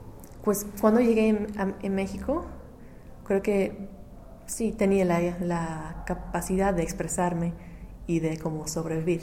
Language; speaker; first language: Spanish; non-native, fluent; English